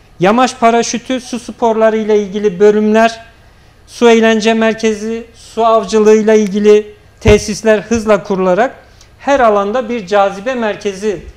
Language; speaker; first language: Turkish; native; Turkish